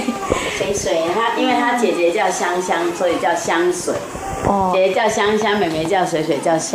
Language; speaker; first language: Chinese; native; Chinese